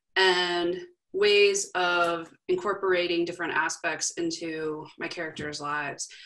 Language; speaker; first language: English; native; English